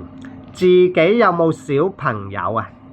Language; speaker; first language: Cantonese; native; Cantonese